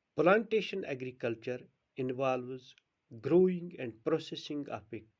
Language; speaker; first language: English; non-native, local second language; Urdu